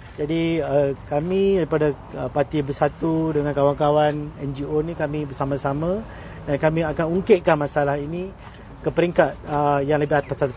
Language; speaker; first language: Malay; non-native, local second language; Tamil